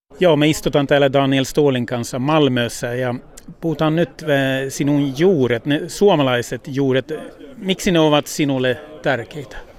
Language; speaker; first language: Finnish; early bilingual, heritage; Finnish